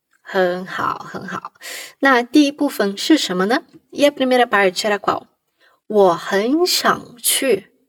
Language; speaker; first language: Chinese; non-native, fluent; Portuguese